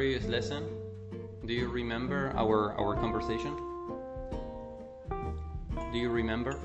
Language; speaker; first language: English; non-native, fluent; Spanish